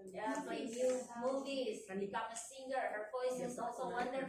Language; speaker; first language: English; non-native, learner; Indonesian